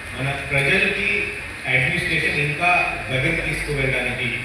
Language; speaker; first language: Telugu; non-native, local second language; Marathi